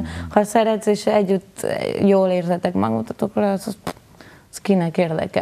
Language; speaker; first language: Hungarian; non-native, fluent; Spanish